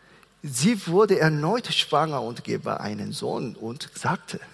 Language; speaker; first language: German; non-native, fluent; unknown